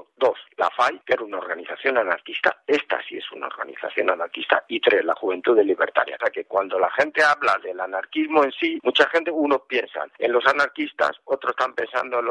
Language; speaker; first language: Spanish; native; Spanish